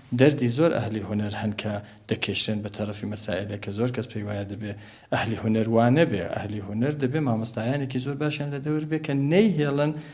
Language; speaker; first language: Central Kurdish; native; Central Kurdish